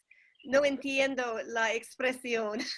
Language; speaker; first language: Spanish; non-native, learner; English